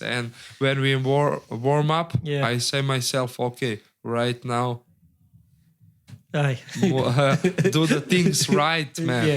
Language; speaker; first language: English; non-native, learner; Serbian